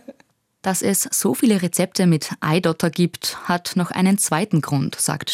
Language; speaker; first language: German; native; German